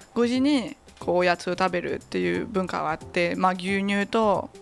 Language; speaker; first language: Japanese; non-native, fluent; French